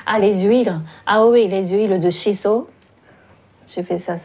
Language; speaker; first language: French; non-native, fluent; Japanese